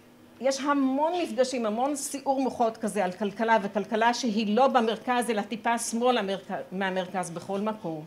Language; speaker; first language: Hebrew; native; Hebrew